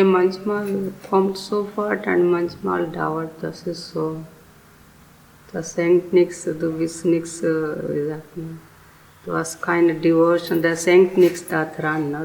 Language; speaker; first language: German; non-native, learner; Telugu